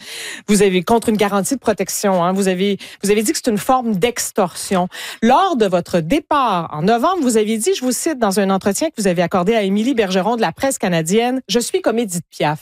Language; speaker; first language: French; native; French